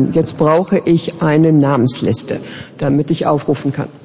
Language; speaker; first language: German; native; German